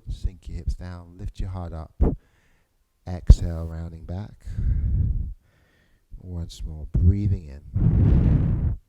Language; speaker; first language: English; native; English